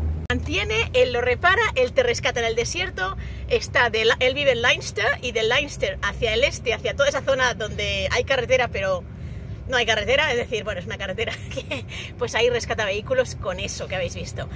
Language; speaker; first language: Spanish; native; Spanish